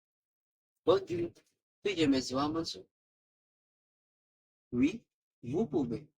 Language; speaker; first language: French; non-native, learner; Filipino